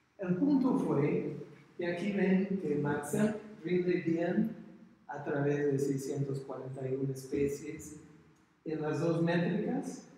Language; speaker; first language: Spanish; non-native, fluent; English